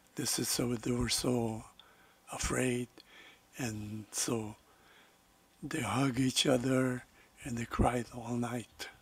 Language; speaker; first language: English; non-native, fluent; Spanish